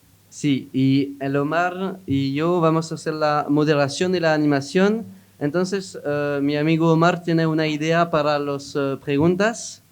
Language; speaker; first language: Spanish; non-native, learner; French